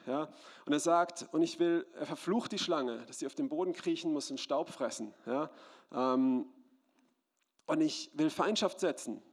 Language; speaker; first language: German; native; German